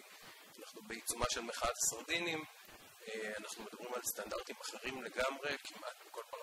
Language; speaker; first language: Hebrew; native; Hebrew